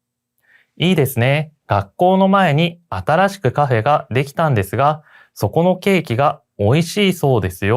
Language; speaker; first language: Japanese; non-native, fluent; Korean